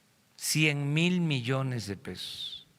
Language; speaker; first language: Spanish; native; Spanish